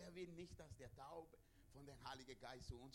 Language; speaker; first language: German; non-native, learner; Spanish